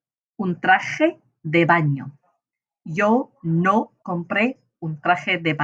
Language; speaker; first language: Spanish; non-native, fluent; English